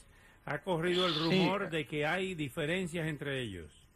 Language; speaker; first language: Spanish; native; Spanish